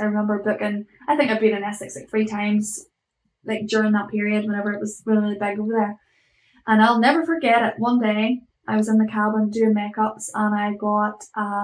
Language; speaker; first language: English; native; English